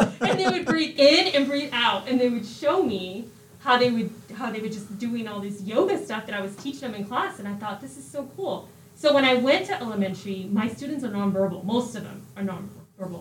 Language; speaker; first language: English; early bilingual, other home language; Spanish